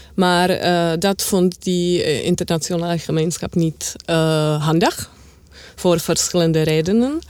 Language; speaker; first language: Dutch; non-native, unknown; Czech